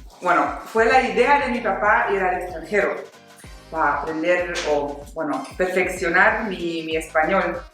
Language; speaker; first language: Spanish; non-native, fluent; German